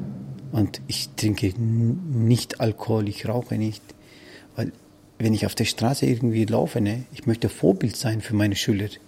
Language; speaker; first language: German; non-native, fluent; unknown